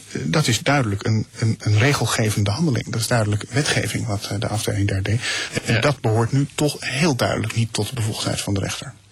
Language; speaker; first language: Dutch; native; Dutch